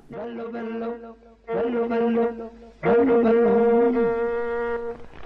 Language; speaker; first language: Italian; non-native, learner; Urdu